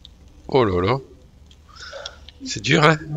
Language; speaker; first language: French; native; French